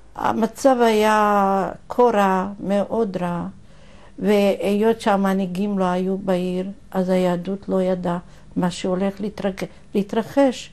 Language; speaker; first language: Hebrew; non-native, fluent; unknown